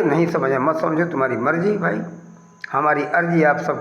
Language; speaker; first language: Hindi; native; Hindi